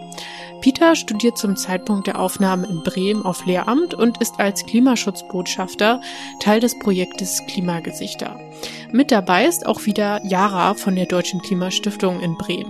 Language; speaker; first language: German; native; German